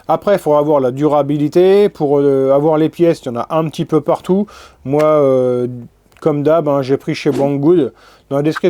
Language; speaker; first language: French; native; French